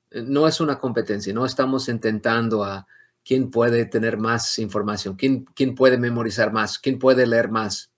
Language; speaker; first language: Spanish; non-native, fluent; English